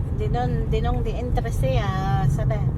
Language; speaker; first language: Danish; non-native, learner; Filipino